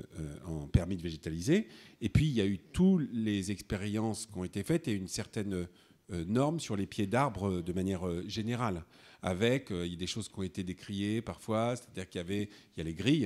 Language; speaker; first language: French; native; French